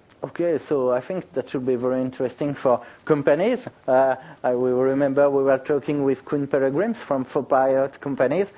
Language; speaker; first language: English; non-native, fluent; French